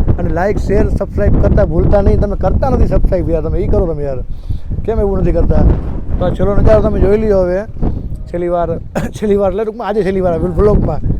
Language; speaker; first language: Gujarati; non-native, local second language; Kachhi